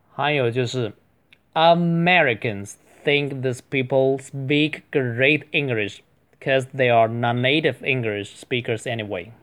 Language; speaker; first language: English; non-native, fluent; Chinese